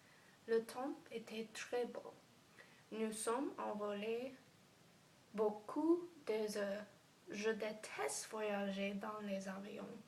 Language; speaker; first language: French; non-native, learner; English